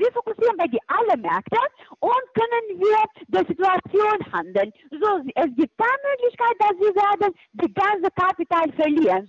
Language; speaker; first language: German; non-native, fluent; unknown